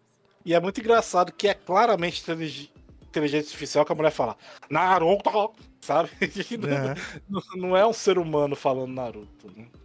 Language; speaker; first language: Portuguese; native; Portuguese